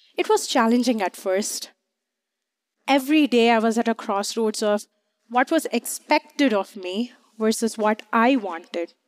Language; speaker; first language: English; non-native, local second language; Hindi